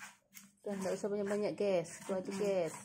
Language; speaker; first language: Indonesian; non-native, local second language; Javanese